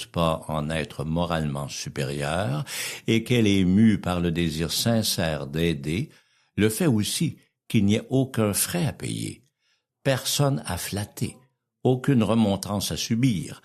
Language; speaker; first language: French; native; French